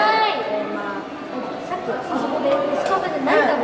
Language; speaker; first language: Japanese; native; Japanese